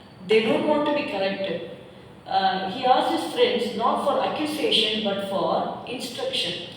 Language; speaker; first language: English; non-native, local second language; Tamil